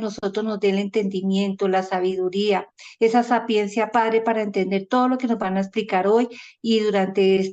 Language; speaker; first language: Spanish; native; Spanish